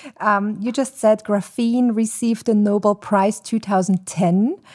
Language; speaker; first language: English; non-native, fluent; German